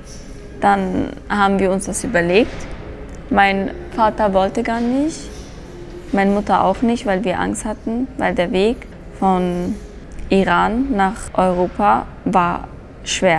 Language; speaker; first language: German; early bilingual, other home language; Persian